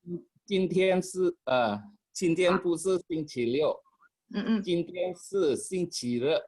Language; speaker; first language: Chinese; non-native, learner; Indonesian